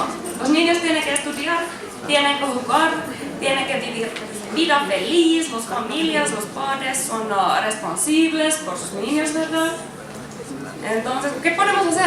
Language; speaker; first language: Spanish; non-native, learner; Finnish